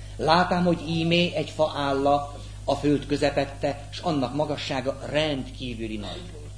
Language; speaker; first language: Hungarian; native; Hungarian